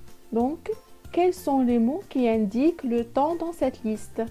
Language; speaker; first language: French; non-native, local second language; Arabic